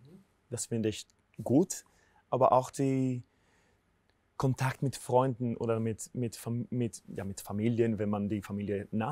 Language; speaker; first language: German; non-native, fluent; Spanish